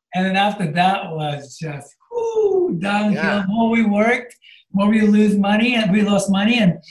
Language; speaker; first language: English; non-native, fluent; Japanese